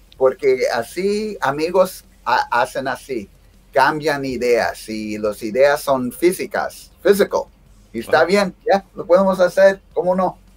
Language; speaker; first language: Spanish; early bilingual, heritage; Spanish